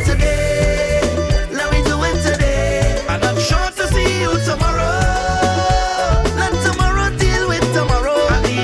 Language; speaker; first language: English; non-native, fluent; German